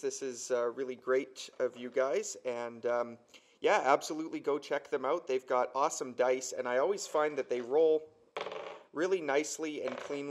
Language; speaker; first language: English; native; English